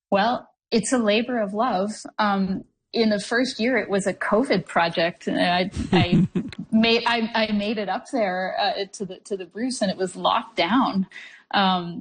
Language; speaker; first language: English; native; English